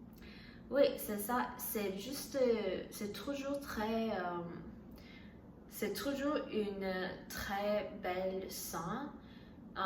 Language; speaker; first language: French; non-native, learner; Chinese